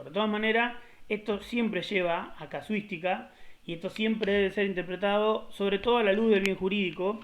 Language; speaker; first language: Spanish; native; Spanish